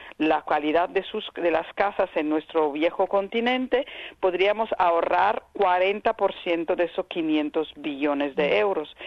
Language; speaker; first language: Spanish; non-native, fluent; Italian